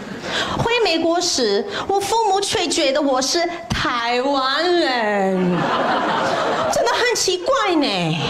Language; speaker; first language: Chinese; non-native, fluent; English